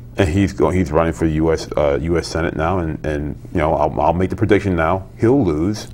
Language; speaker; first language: English; native; English